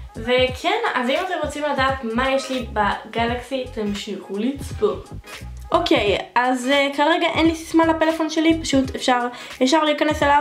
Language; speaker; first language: Hebrew; native; Hebrew